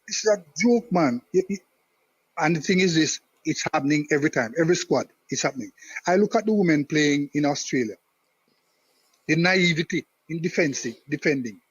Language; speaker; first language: English; non-native, local second language; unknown